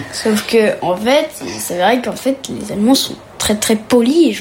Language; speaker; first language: French; early bilingual, heritage; French